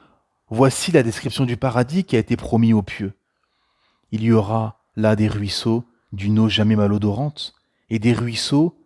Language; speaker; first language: French; native; French